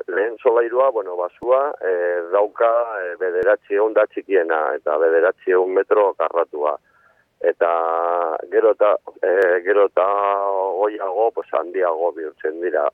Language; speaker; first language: Basque; non-native, local second language; Spanish